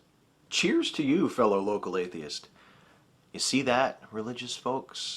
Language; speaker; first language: English; native; English